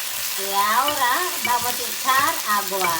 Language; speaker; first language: Spanish; non-native, learner; Filipino